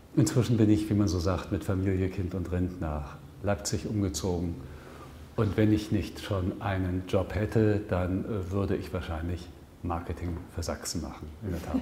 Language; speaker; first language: German; native; German